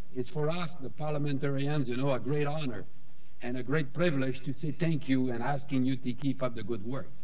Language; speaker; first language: English; non-native, fluent; French